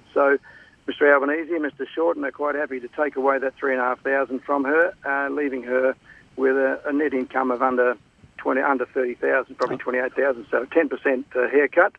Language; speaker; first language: English; native; English